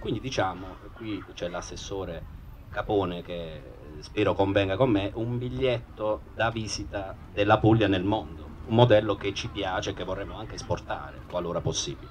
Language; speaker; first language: Italian; native; Italian